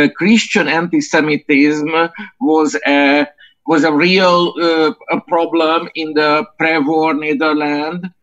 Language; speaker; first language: English; non-native, fluent; Hungarian